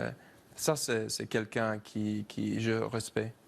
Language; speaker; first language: French; non-native, learner; English